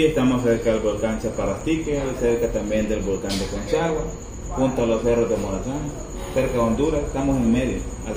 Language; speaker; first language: Spanish; native; Spanish